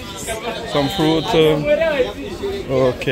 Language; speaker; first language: English; non-native, learner; Lingala